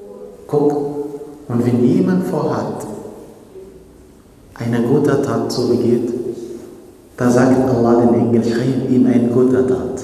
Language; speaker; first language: German; non-native, fluent; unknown